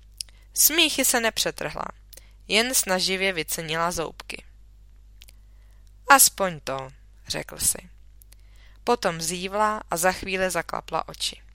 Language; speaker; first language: Czech; native; Czech